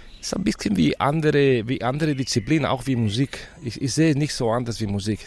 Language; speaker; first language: German; non-native, fluent; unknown